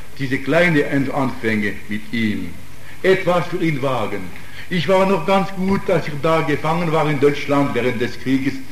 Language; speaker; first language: German; non-native, fluent; Italian